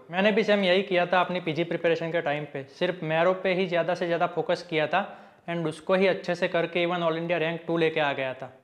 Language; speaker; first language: Hindi; non-native, local second language; Gujarati